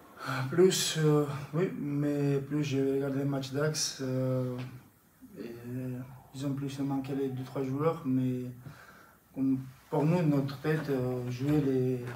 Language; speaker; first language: French; non-native, learner; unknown